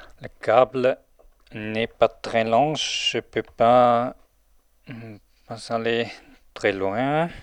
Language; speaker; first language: French; non-native, local second language; German